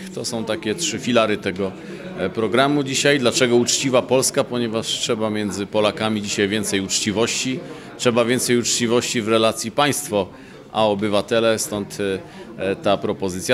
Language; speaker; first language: Polish; native; Polish